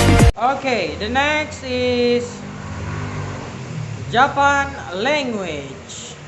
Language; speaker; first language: English; non-native, learner; Indonesian